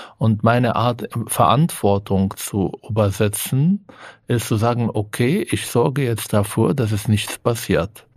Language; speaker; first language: German; non-native, fluent; Arabic